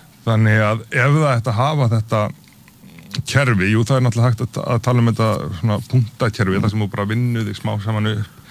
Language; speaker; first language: Icelandic; native; Icelandic